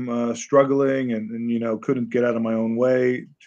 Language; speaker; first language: English; native; English